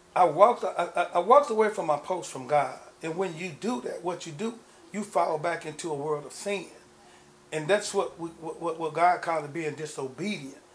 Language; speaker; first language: English; native; English